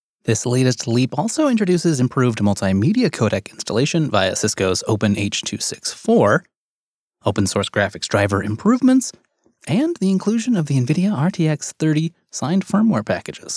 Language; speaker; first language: English; native; English